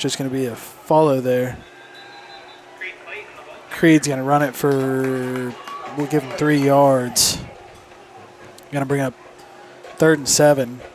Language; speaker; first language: English; native; English